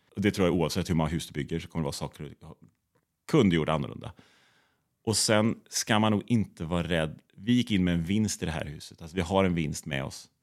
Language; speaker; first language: Swedish; native; Swedish